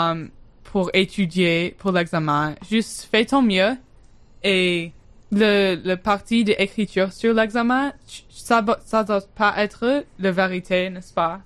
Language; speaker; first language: French; non-native, learner; English